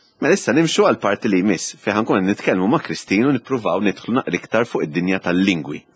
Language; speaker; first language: Maltese; native; Maltese